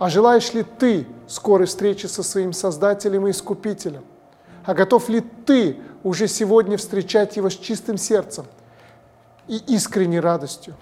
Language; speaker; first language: Russian; native; Russian